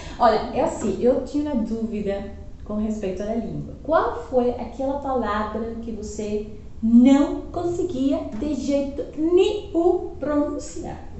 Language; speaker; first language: Portuguese; non-native, learner; Spanish